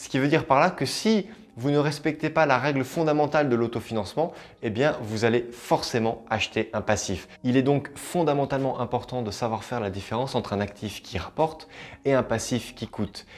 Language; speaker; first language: French; native; French